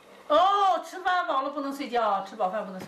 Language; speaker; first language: Chinese; native; Chinese